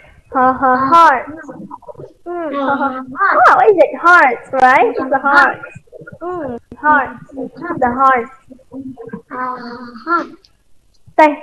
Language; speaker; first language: English; non-native, fluent; Vietnamese